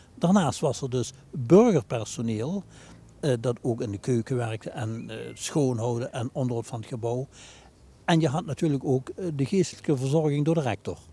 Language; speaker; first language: Dutch; native; Dutch